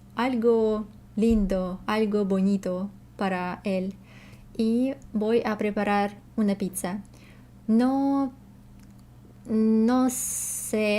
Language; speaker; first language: Spanish; non-native, learner; Russian